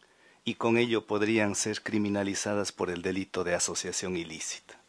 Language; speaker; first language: Spanish; native; Spanish